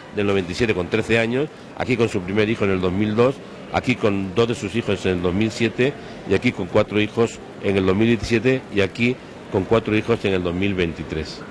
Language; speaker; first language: Spanish; native; Spanish